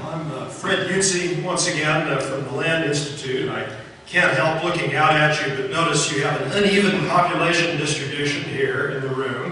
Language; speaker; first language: English; native; English